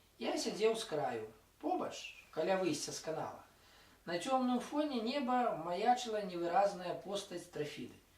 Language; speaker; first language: Belarusian; non-native, local second language; Russian